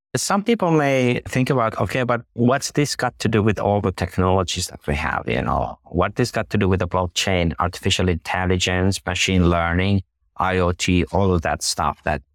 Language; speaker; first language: English; non-native, fluent; Finnish